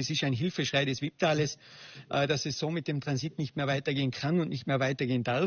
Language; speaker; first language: German; native; German